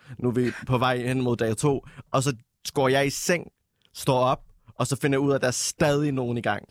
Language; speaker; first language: Danish; early bilingual, other home language; Arabic